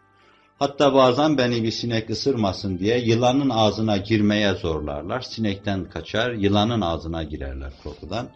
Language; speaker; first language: Turkish; native; Turkish